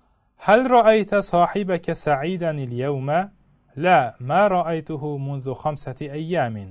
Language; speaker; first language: Arabic; non-native, fluent; Uzbek